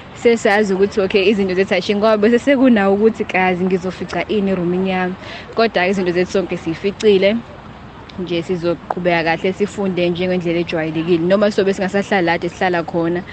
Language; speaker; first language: Zulu; native; Zulu